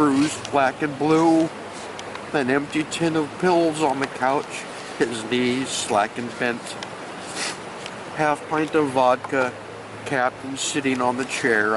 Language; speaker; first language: English; native; English